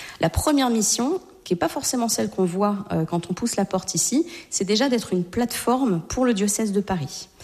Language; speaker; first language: French; native; French